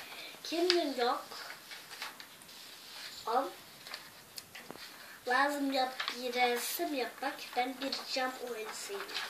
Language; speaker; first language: Turkish; non-native, learner; Tatar